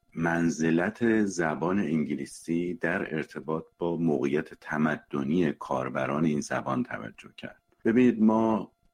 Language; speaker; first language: Persian; native; Persian